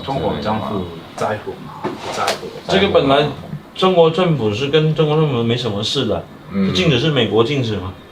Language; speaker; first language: Chinese; native; Chinese